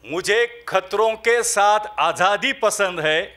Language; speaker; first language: Hindi; non-native, local second language; Marathi